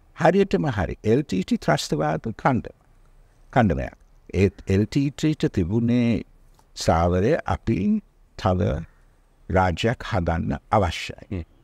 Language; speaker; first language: Sinhala; non-native, local second language; Tamil